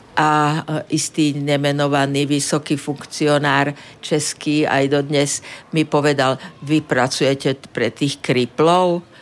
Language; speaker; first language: Slovak; native; Slovak